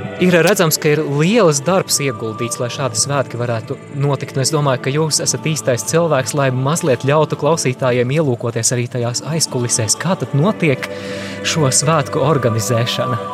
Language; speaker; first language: Latvian; native; Latvian